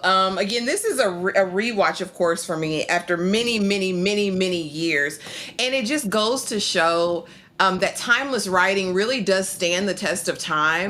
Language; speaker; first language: English; native; English